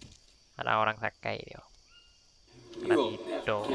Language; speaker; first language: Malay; non-native, local second language; Chinese